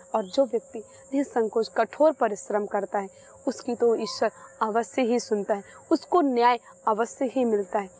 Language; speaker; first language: Hindi; native; Hindi